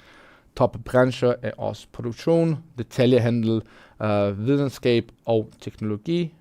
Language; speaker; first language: Danish; non-native, fluent; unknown